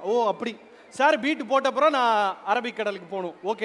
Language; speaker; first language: Tamil; native; Tamil